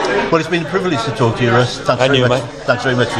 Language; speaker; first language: English; native; English